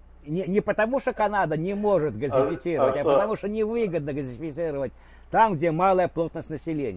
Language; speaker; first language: Russian; native; Russian